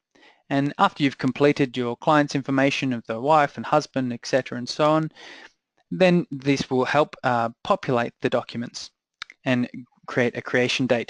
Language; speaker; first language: English; native; English